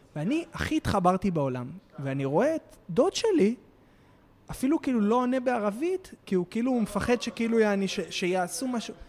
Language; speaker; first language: Hebrew; native; Hebrew